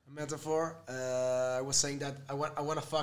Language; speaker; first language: English; non-native, fluent; Italian